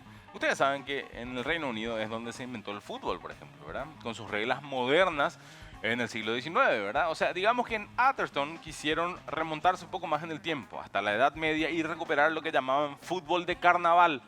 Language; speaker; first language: Spanish; native; Spanish